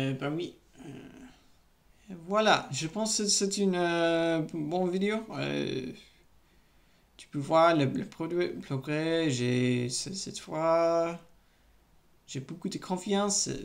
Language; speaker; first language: French; non-native, learner; English